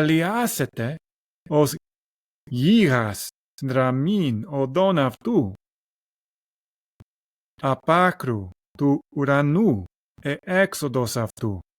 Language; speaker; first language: Greek; non-native, learner; English